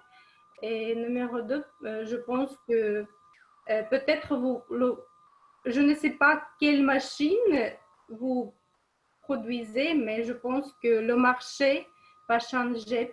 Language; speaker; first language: French; non-native, fluent; Russian